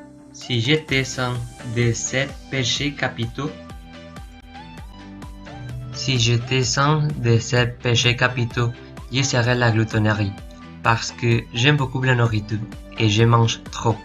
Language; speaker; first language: French; non-native, learner; Spanish